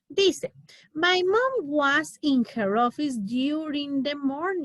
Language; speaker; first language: English; non-native, learner; Spanish